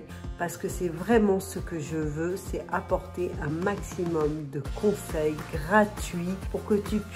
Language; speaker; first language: French; native; French